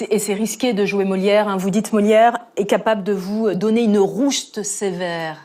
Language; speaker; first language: French; native; French